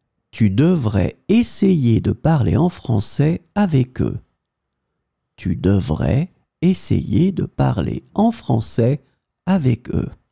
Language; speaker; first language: French; native; French